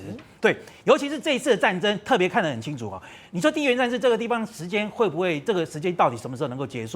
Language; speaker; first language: Chinese; native; Chinese